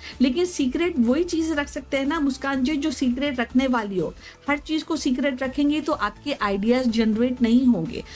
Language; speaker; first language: Hindi; native; Hindi